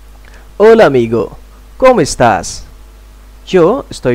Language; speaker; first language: Spanish; non-native, fluent; Indonesian